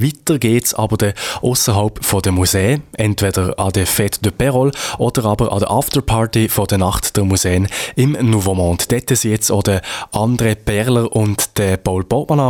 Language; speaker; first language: German; native; German